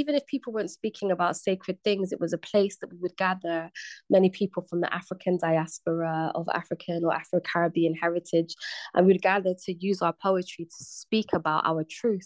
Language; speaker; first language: English; native; English